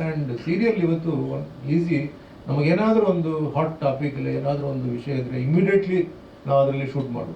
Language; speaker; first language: Kannada; non-native, local second language; Tulu